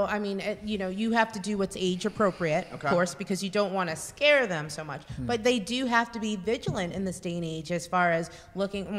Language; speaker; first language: English; native; English